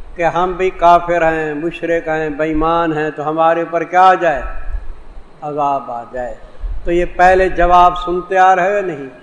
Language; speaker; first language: Urdu; non-native, local second language; Saraiki